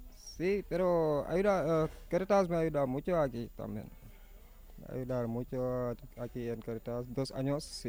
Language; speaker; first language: Spanish; non-native, learner; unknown